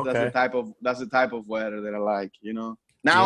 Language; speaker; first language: English; non-native, fluent; Spanish